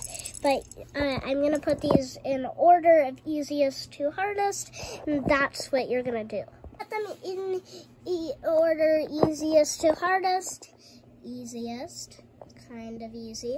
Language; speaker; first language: English; native; English